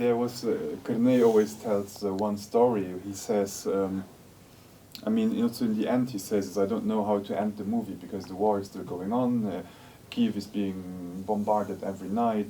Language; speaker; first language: English; non-native, fluent; Luxembourgish